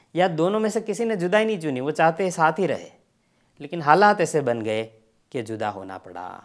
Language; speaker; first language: Hindi; non-native, local second language; Gujarati